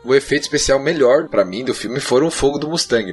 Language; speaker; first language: Portuguese; native; Portuguese